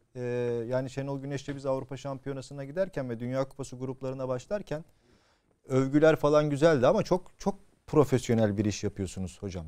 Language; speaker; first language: Turkish; native; Turkish